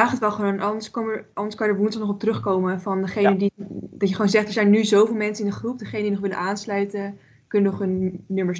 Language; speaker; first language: Dutch; native; Dutch